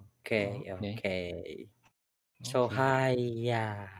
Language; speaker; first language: English; non-native, learner; Indonesian